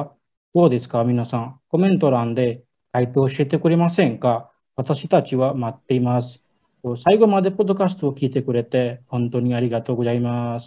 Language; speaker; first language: Japanese; non-native, learner; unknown